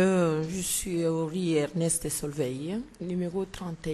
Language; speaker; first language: French; non-native, learner; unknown